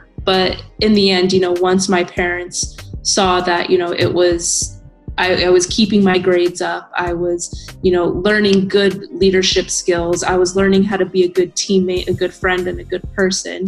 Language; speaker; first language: English; native; English